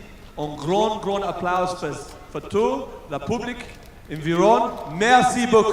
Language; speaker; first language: French; non-native, learner; English